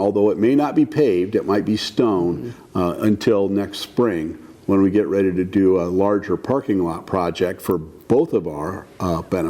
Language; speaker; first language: English; native; English